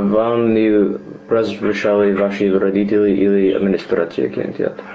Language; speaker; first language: Russian; non-native, learner; English